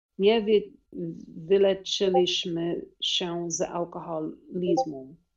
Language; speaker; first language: Polish; non-native, learner; English